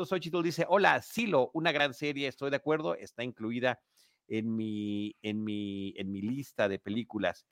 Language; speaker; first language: Spanish; native; Spanish